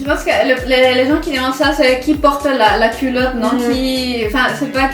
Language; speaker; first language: French; non-native, fluent; Spanish